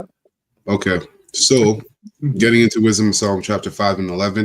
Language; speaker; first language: English; native; English